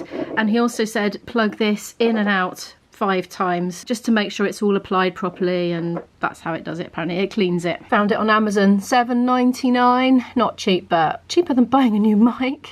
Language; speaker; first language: English; native; English